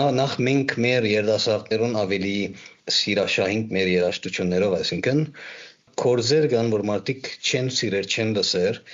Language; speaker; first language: Armenian; early bilingual, heritage; Armenian